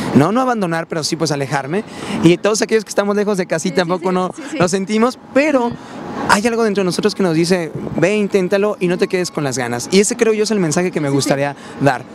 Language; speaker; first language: Spanish; native; Spanish